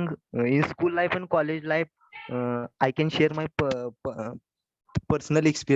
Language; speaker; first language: English; non-native, learner; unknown